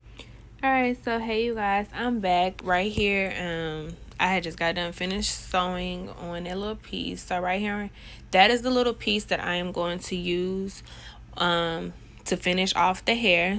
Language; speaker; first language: English; native; English